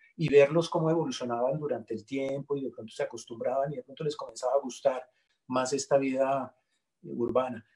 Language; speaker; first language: Spanish; native; Spanish